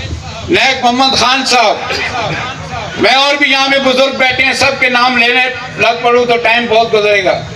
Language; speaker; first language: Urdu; non-native, local second language; Punjabi